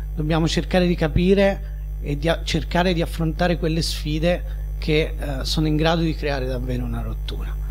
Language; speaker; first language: Italian; native; Italian